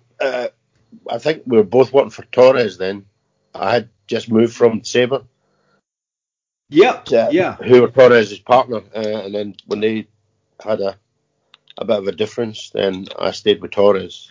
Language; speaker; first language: English; native; English